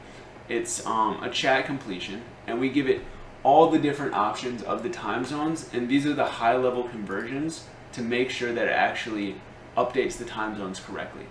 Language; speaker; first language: English; native; English